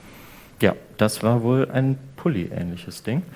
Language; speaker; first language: German; native; German